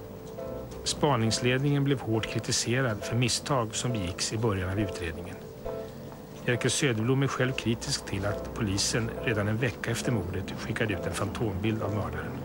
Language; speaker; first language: Swedish; native; Swedish